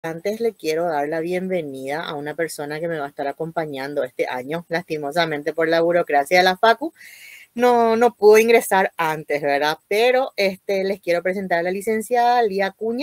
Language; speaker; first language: Spanish; native; Spanish